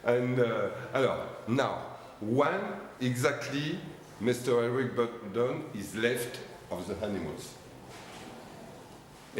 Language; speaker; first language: English; non-native, learner; French